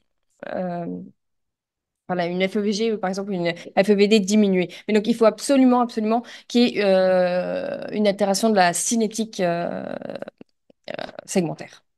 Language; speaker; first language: French; native; French